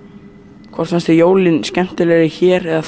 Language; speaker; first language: Icelandic; native; Icelandic